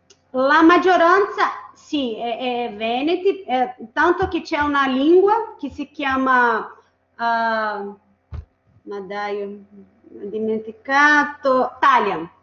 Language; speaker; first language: Italian; non-native, fluent; Portuguese